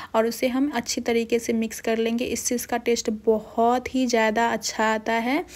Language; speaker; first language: Hindi; native; Hindi